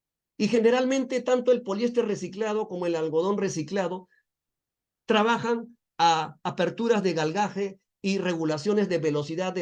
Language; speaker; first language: Spanish; native; Spanish